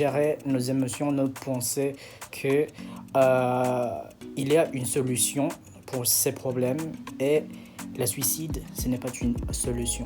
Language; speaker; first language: French; non-native, fluent; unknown